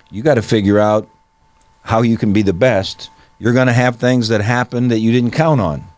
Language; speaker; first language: English; native; English